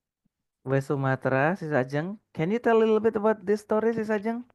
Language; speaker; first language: English; non-native, fluent; Indonesian